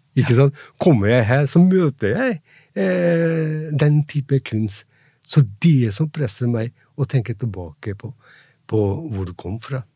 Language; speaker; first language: Norwegian; non-native, fluent; Punjabi